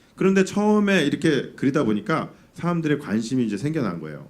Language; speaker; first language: Korean; native; Korean